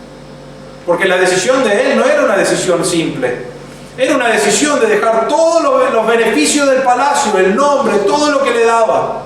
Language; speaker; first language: Spanish; native; Spanish